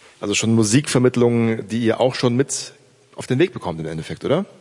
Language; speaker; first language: German; native; German